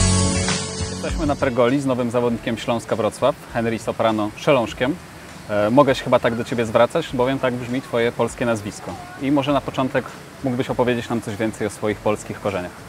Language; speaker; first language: Polish; native; Polish